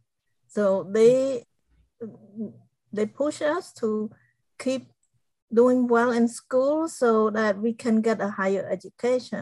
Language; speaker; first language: English; non-native, fluent; Khmer